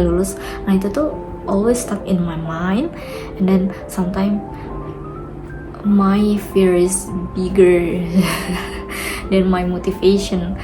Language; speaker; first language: English; non-native, learner; Indonesian